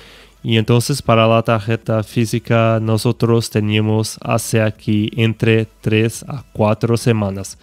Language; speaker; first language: Spanish; non-native, fluent; Portuguese